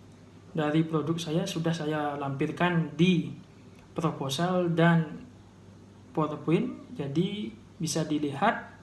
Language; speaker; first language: Indonesian; native; Indonesian